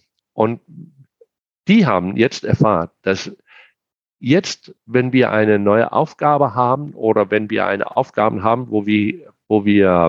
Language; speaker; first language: German; non-native, fluent; Danish